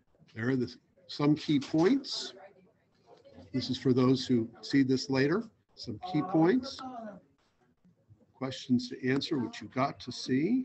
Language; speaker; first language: English; native; English